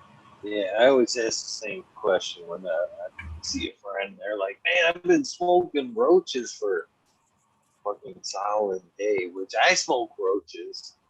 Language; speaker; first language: English; native; English